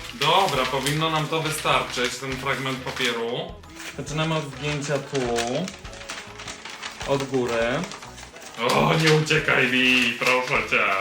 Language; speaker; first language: Polish; native; Polish